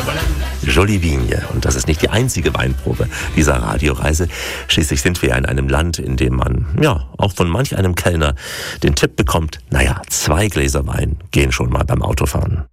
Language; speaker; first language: German; native; German